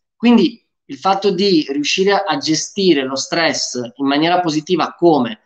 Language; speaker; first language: Italian; early bilingual, other home language; Romanian